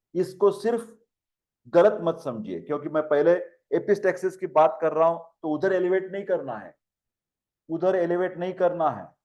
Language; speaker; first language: Hindi; non-native, local second language; Marathi